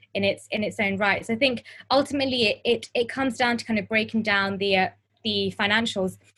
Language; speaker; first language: English; native; English